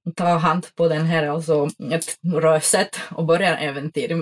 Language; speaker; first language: Swedish; non-native, fluent; Czech